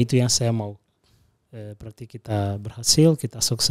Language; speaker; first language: Indonesian; non-native, fluent; Portuguese